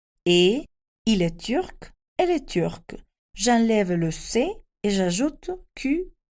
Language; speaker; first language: French; non-native, fluent; Spanish